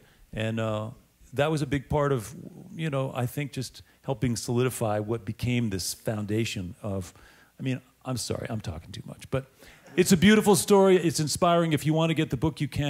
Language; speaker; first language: English; native; English